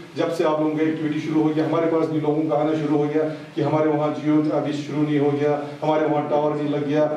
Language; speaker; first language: Hindi; non-native, local second language; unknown